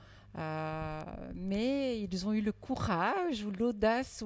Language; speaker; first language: French; native; French